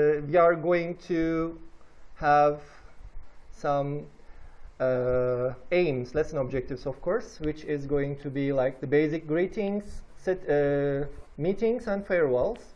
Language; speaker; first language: English; non-native, fluent; Turkish